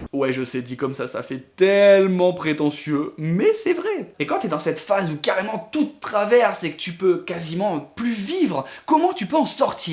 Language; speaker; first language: French; native; French